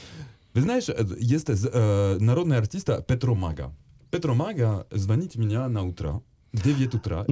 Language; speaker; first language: Russian; non-native, learner; French